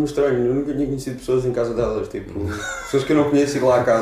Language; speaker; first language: Portuguese; native; Portuguese